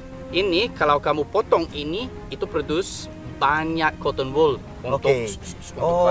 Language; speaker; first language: Indonesian; non-native, learner; English